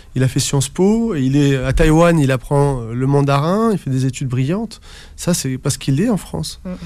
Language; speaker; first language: French; early bilingual, other home language; Arabic